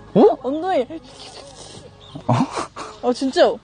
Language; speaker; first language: Korean; non-native, learner; Japanese